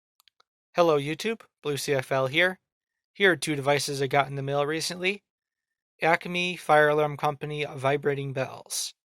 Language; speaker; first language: English; native; English